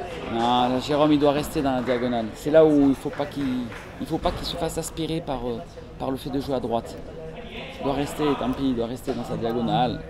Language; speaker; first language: French; native; French